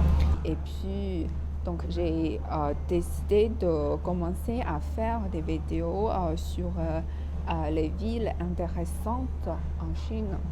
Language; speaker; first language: French; non-native, fluent; Chinese